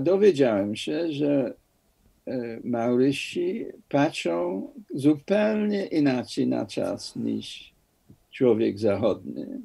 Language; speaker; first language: Polish; non-native, fluent; English